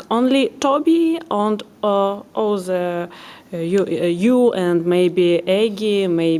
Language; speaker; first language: English; non-native, learner; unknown